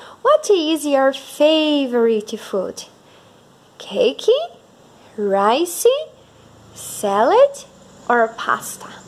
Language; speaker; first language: English; non-native, fluent; Portuguese